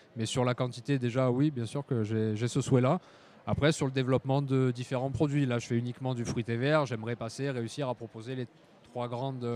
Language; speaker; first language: French; native; French